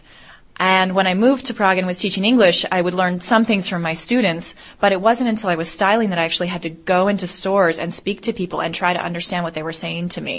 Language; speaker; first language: English; native; English